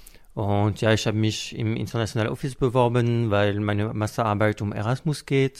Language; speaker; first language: German; non-native, fluent; French